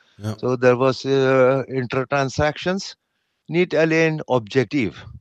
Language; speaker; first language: Dutch; non-native, learner; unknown